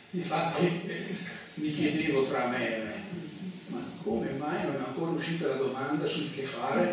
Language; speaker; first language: Italian; native; Italian